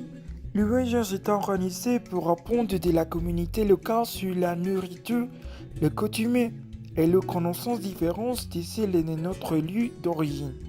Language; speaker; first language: French; non-native, learner; Spanish